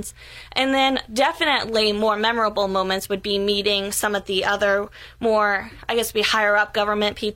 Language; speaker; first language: English; native; English